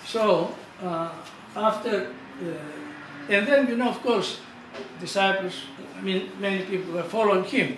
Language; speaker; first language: English; non-native, fluent; Greek